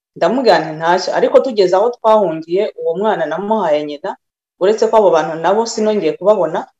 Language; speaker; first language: Kinyarwanda; early bilingual, other home language; Rundi